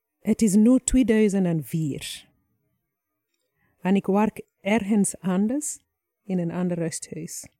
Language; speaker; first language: Dutch; non-native, fluent; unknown